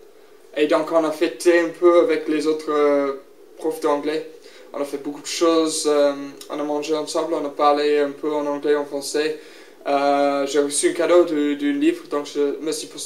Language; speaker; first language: French; non-native, learner; English